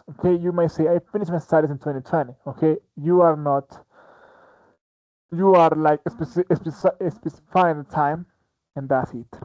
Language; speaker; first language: English; non-native, fluent; Spanish